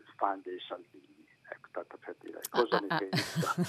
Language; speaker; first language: Italian; native; Italian